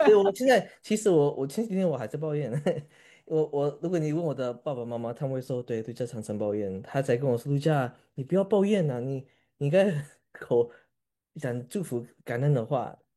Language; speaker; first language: Chinese; early bilingual, heritage; Chinese